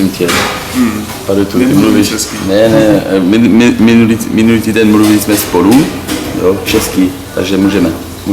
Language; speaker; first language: Czech; early bilingual, other home language; Greek